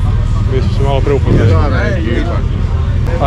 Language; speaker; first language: Croatian; native; Croatian